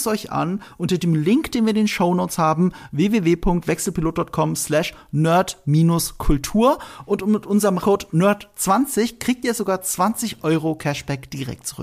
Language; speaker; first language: German; native; German